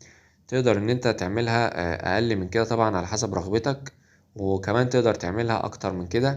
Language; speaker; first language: Arabic; native; Arabic